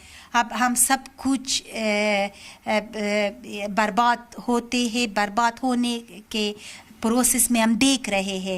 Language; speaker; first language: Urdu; non-native, learner; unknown